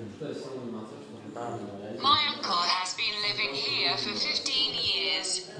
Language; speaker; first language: English; non-native, learner; Russian